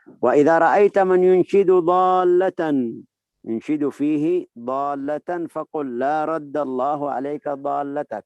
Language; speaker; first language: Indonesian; non-native, fluent; Arabic